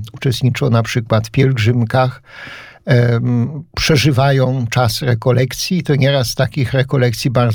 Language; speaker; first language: Polish; native; Polish